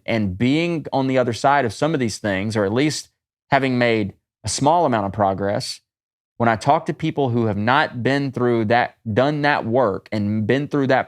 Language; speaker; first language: English; native; English